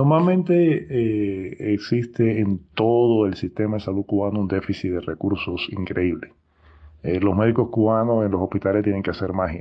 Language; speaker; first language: Spanish; native; Spanish